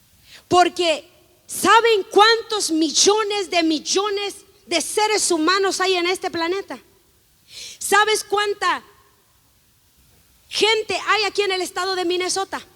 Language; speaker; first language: Spanish; native; Spanish